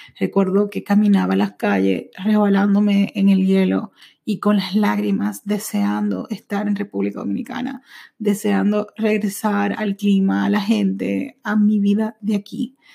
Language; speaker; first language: Spanish; early bilingual, heritage; Spanish